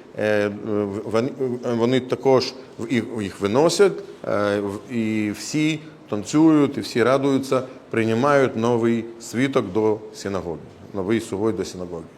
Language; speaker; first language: Ukrainian; non-native, local second language; Russian